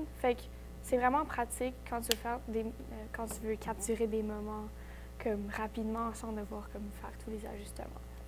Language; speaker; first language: French; native; French